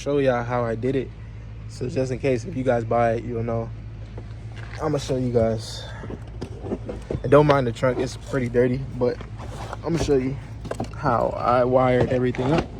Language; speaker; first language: English; native; English